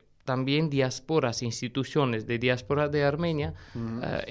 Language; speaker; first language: Spanish; non-native, fluent; Armenian